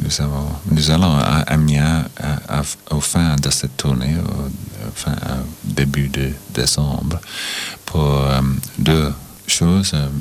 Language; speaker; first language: French; non-native, learner; English